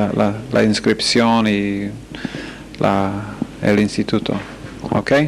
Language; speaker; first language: Spanish; non-native, fluent; English